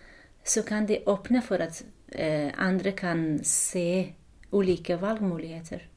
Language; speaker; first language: Norwegian; non-native, fluent; Kurdish